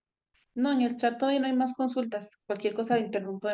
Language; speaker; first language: Spanish; native; Spanish